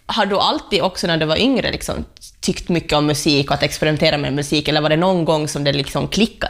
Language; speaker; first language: Swedish; native; Swedish